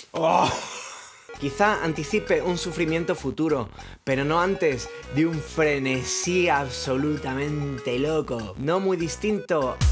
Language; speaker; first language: Spanish; native; Spanish